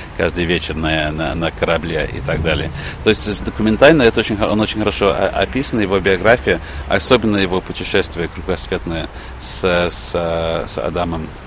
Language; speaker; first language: Russian; early bilingual, heritage; English